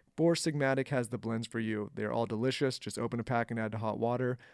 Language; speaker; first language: English; native; English